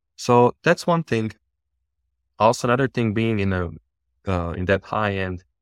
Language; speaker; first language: English; non-native, fluent; Bosnian